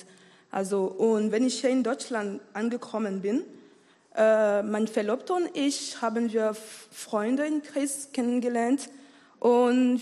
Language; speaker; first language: German; non-native, learner; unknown